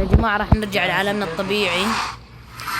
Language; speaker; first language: Arabic; native; Arabic